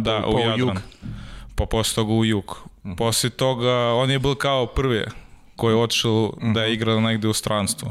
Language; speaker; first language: Serbian; non-native, learner; Russian